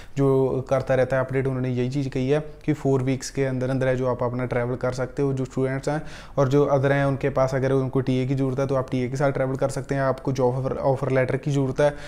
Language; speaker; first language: Hindi; non-native, local second language; Punjabi